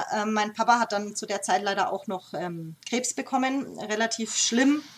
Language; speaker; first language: German; native; German